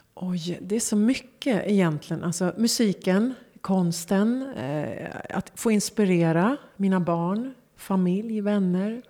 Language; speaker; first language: Swedish; early bilingual, other home language; Persian